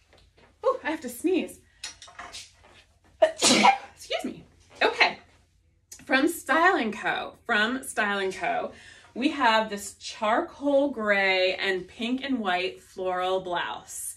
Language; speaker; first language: English; native; English